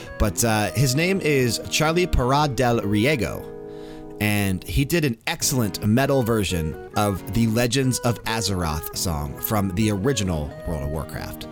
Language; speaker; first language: English; native; English